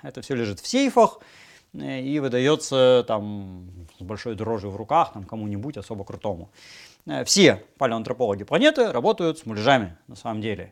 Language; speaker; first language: Russian; native; Russian